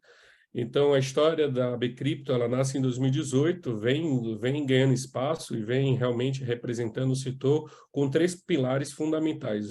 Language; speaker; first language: Portuguese; native; Portuguese